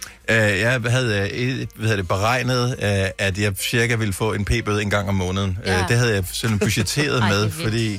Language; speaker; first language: Danish; native; Danish